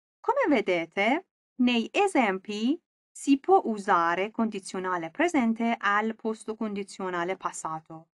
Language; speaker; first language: Italian; non-native, fluent; Persian